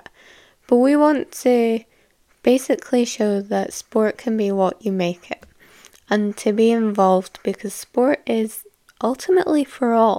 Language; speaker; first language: English; native; English